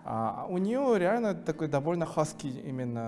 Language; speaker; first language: Russian; non-native, fluent; Korean